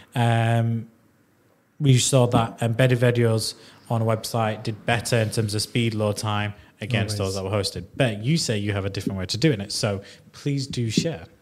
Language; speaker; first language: English; native; English